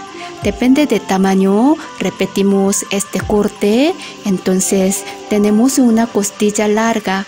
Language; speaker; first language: Spanish; non-native, learner; Korean